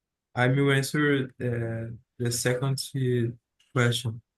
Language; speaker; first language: English; non-native, learner; Portuguese